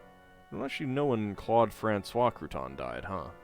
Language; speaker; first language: English; native; English